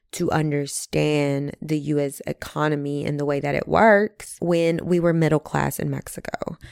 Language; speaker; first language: English; early bilingual, other home language; Spanish